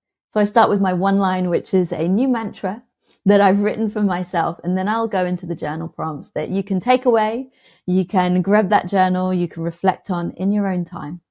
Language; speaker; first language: English; native; English